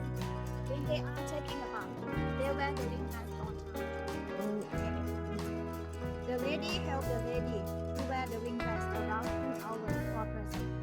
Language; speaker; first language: English; non-native, learner; Thai